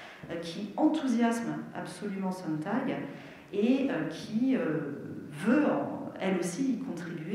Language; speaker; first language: French; native; French